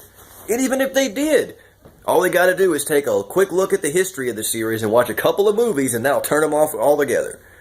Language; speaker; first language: English; native; English